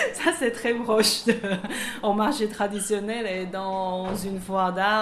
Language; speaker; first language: French; non-native, fluent; Chinese